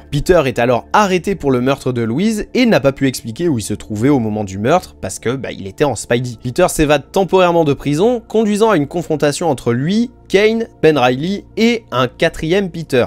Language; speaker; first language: French; native; French